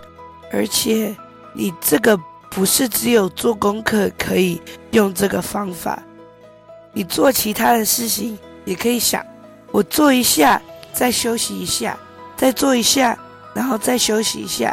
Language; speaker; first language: Chinese; early bilingual, heritage; Chinese